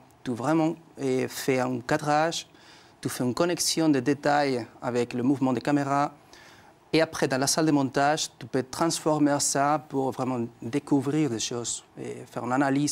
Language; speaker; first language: French; non-native, fluent; Spanish